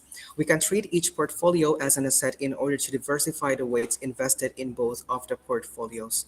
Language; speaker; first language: English; non-native, fluent; Indonesian